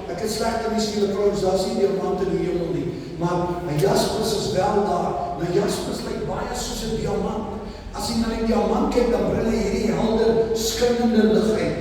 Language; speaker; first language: Afrikaans; non-native, local second language; English